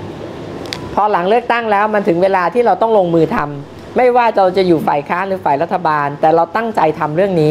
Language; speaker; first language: Thai; native; Thai